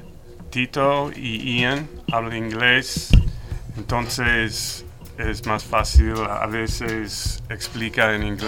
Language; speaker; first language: Spanish; non-native, learner; English